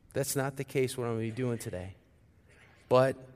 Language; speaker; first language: English; native; English